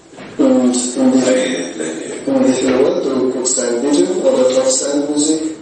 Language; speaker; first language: German; non-native, learner; Uzbek